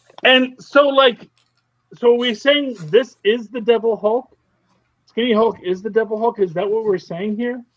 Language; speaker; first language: English; native; English